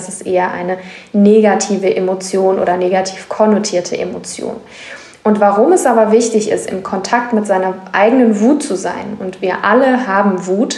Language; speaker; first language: German; native; German